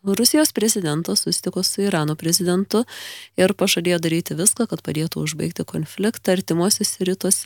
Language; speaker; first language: Lithuanian; native; Lithuanian